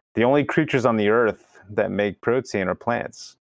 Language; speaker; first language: English; early bilingual, other home language; Spanish